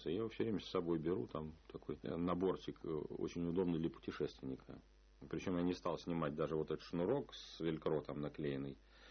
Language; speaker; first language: Russian; native; Russian